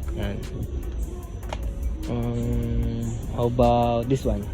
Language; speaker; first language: English; non-native, local second language; Filipino